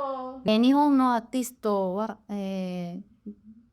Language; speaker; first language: Japanese; non-native, learner; Spanish